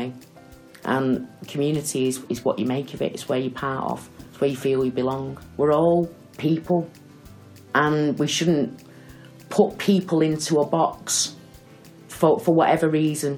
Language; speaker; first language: English; native; English